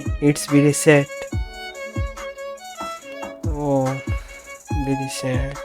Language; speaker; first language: English; non-native, learner; Bangla